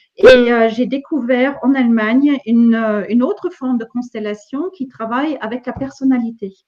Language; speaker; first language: French; non-native, fluent; German